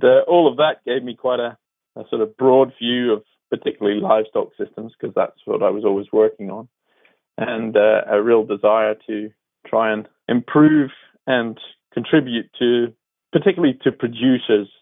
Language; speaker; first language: English; native; English